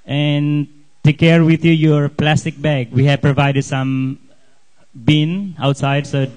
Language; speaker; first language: English; non-native, learner; Indonesian